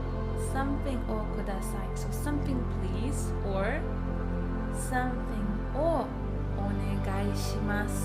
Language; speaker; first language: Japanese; non-native, fluent; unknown